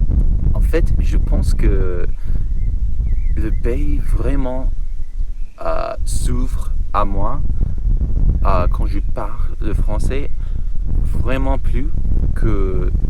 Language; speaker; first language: French; non-native, learner; English